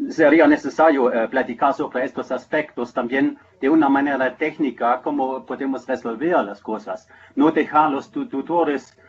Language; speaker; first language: Spanish; non-native, fluent; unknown